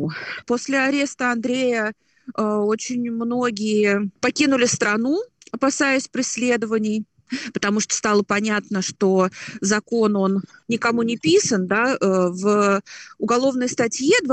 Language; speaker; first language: Russian; native; Russian